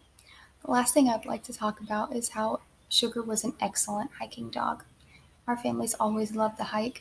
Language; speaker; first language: English; native; English